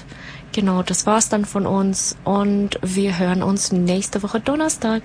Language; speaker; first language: German; native; German